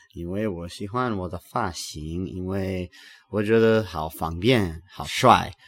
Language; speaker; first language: Chinese; non-native, learner; English